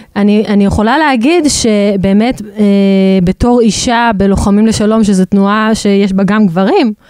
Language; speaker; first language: Hebrew; native; Hebrew